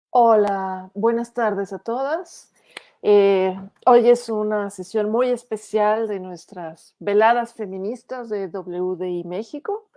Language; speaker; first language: Spanish; native; Spanish